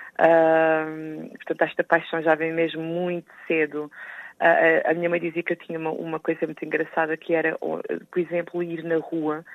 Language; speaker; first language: Portuguese; native; Portuguese